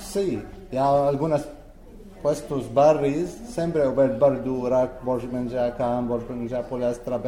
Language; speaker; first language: Catalan; non-native, learner; Arabic